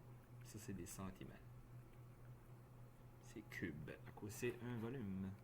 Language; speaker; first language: French; native; French